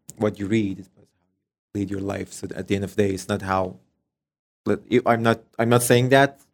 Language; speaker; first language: English; non-native, fluent; Persian